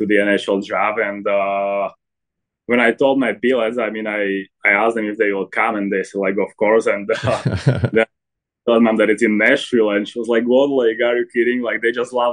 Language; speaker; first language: English; non-native, fluent; Slovak